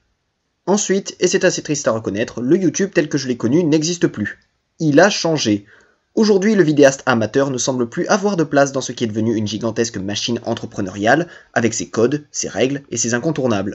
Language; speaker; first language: French; native; French